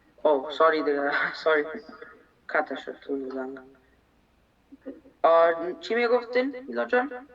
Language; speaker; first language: Persian; early bilingual, heritage; Persian